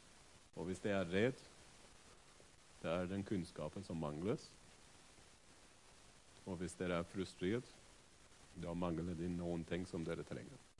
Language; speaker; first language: Norwegian; non-native, fluent; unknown